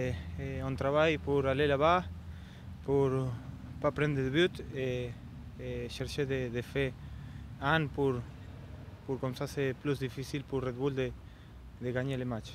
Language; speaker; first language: French; non-native, fluent; Italian